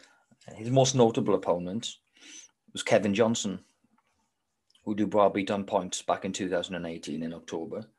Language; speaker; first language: English; native; English